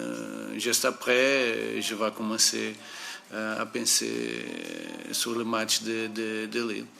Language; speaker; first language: French; non-native, fluent; Portuguese